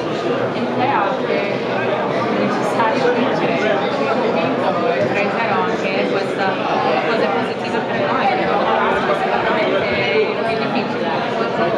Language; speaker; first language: Italian; non-native, learner; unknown